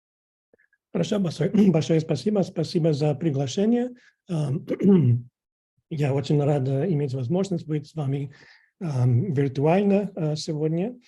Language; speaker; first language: Russian; non-native, fluent; English